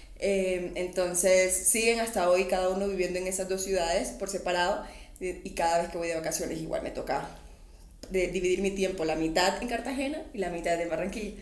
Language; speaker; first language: Spanish; native; Spanish